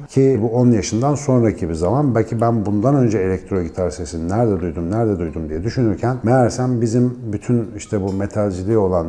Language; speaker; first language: Turkish; native; Turkish